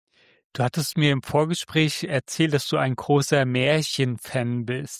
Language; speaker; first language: German; native; German